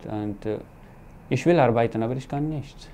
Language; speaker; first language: German; non-native, learner; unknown